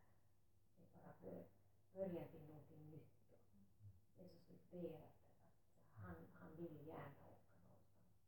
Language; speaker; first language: Swedish; non-native, local second language; Finnish